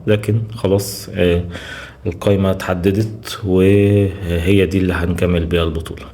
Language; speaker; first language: Arabic; native; Arabic